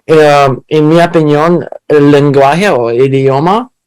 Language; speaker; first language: Spanish; non-native, learner; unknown